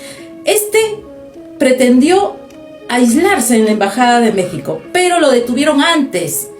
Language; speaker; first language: Spanish; native; Spanish